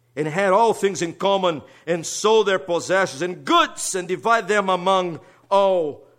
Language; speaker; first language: English; non-native, fluent; Portuguese